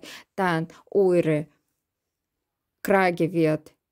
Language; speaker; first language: German; non-native, learner; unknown